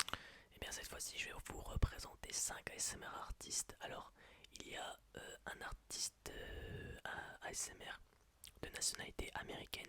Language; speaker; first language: French; native; French